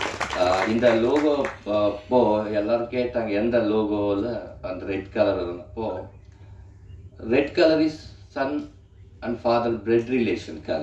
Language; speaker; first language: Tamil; non-native, learner; Telugu